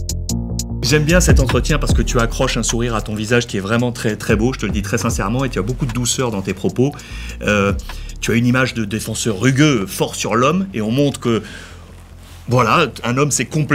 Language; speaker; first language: French; native; French